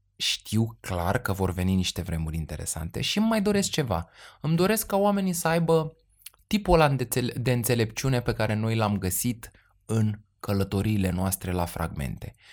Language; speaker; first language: Romanian; native; Romanian